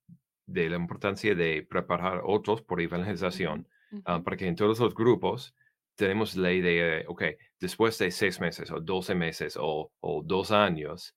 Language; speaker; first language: Spanish; non-native, fluent; English